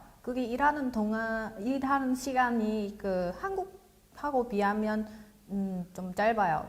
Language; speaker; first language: Korean; non-native, fluent; Vietnamese